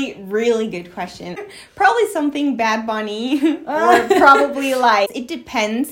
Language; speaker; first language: English; non-native, fluent; Spanish